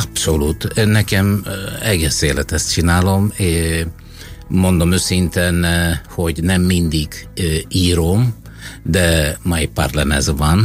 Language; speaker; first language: Hungarian; non-native, fluent; Italian